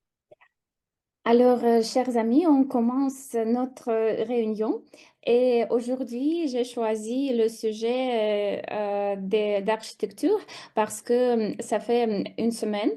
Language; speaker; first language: French; non-native, fluent; Russian